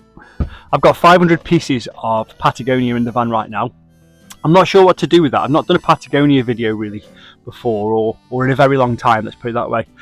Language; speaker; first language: English; native; English